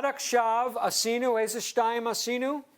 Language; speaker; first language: Hebrew; non-native, fluent; English